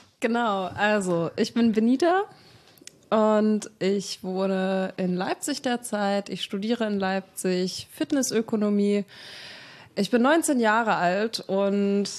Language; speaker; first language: German; native; German